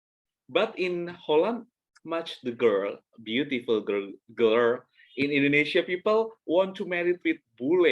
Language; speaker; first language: English; non-native, learner; Indonesian